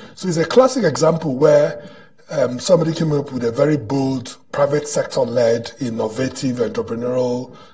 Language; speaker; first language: English; non-native, local second language; Igbo